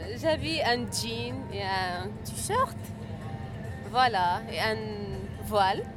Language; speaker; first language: French; non-native, learner; Arabic